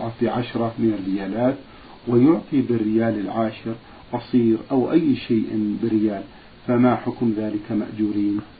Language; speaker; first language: Arabic; native; Arabic